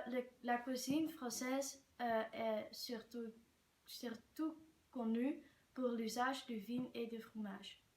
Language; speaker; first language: French; non-native, learner; Dutch